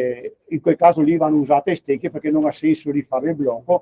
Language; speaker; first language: Italian; native; Italian